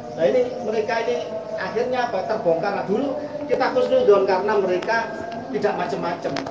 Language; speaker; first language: Indonesian; non-native, local second language; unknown